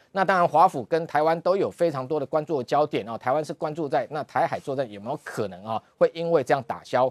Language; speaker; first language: Chinese; native; Chinese